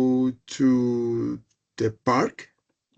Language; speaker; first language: English; non-native, learner; Spanish